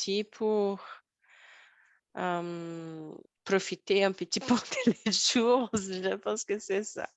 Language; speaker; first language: French; non-native, learner; Portuguese